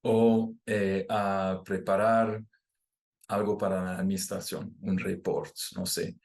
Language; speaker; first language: Spanish; non-native, fluent; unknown